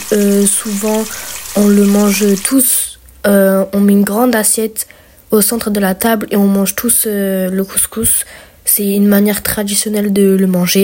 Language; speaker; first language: French; early bilingual, other home language; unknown